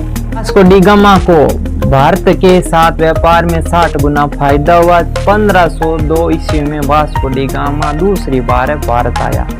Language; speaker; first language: Hindi; native; Hindi